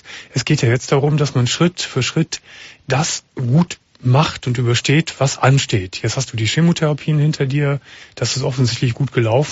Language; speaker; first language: German; native; German